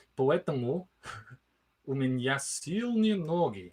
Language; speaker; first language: Russian; non-native, learner; English